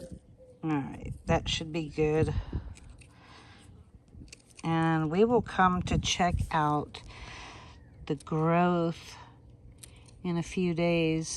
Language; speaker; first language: English; native; English